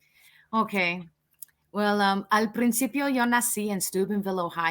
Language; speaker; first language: Spanish; non-native, fluent; English